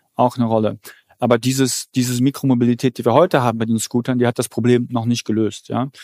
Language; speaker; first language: German; early bilingual, other home language; Polish